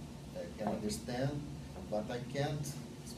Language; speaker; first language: English; non-native, learner; Portuguese